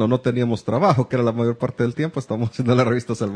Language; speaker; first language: Spanish; native; Spanish